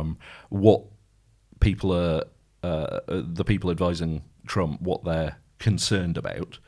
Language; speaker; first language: English; native; English